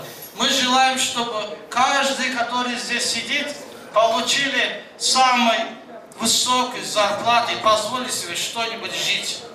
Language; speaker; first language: Russian; non-native, fluent; Azerbaijani